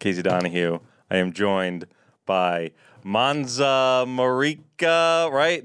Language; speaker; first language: English; native; English